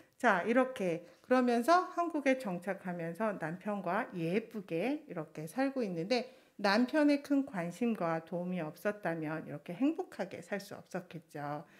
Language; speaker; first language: Korean; non-native, fluent; Chinese